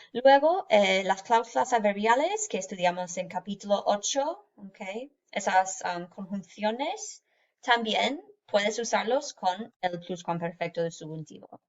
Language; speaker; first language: Spanish; non-native, fluent; English